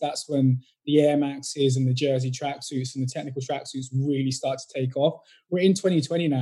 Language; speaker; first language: English; native; English